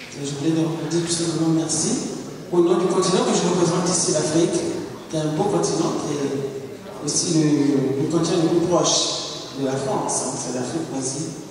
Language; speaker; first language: French; non-native, local second language; Lingala